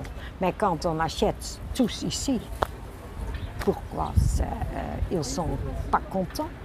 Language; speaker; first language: French; non-native, learner; Dutch